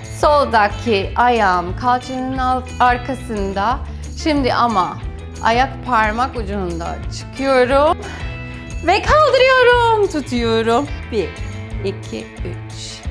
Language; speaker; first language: Turkish; non-native, fluent; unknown